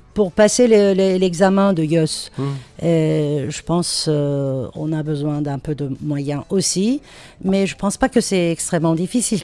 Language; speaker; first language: French; non-native, fluent; Turkish